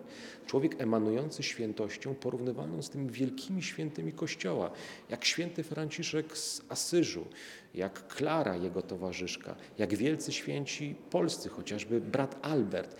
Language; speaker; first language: Polish; native; Polish